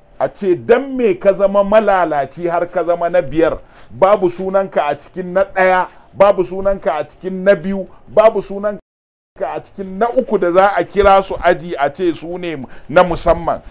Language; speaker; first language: Hausa; native; Hausa